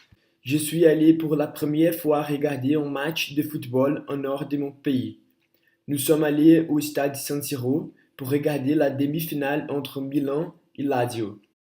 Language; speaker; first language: French; non-native, learner; Portuguese